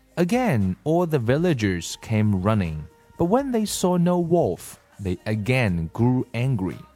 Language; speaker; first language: English; non-native, fluent; Chinese